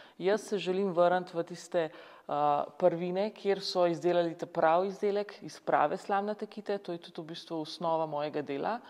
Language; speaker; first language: Slovenian; native; Slovenian